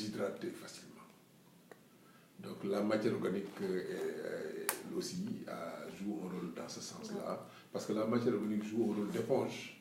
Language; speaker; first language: French; non-native, local second language; Wolof